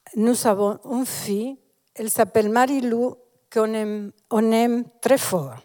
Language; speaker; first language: French; non-native, fluent; Spanish